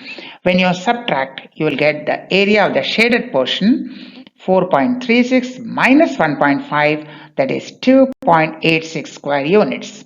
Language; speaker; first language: English; non-native, local second language; Bangla